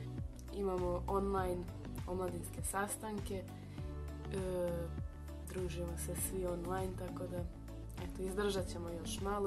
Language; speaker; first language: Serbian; non-native, local second language; Slovak